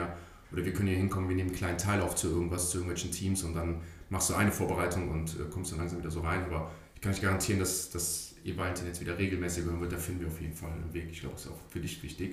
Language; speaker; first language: German; native; German